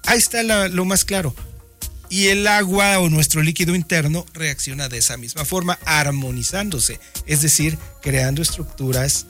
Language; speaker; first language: Spanish; native; Spanish